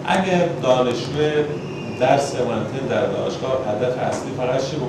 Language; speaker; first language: Persian; non-native, local second language; Baluchi